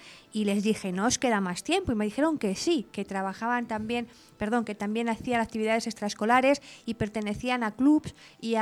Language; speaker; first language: Spanish; native; Spanish